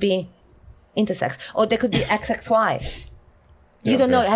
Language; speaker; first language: English; non-native, fluent; Italian